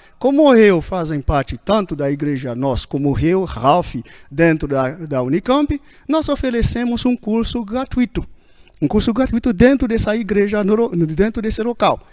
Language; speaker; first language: Portuguese; non-native, fluent; Haitian Creole